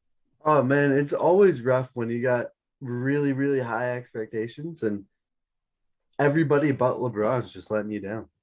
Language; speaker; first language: English; native; English